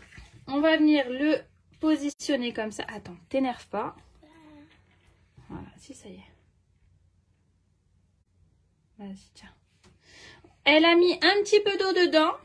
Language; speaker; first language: French; native; French